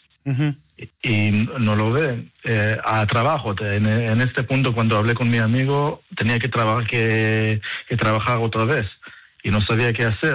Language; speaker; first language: Spanish; non-native, learner; Hebrew